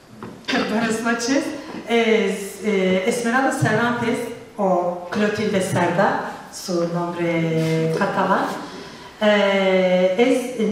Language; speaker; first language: Spanish; non-native, fluent; Turkish